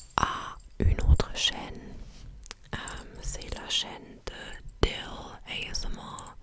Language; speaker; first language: French; non-native, fluent; English